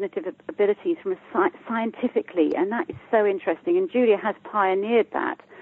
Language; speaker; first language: English; native; English